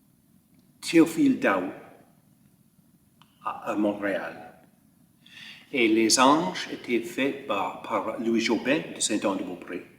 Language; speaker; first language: French; early bilingual, heritage; French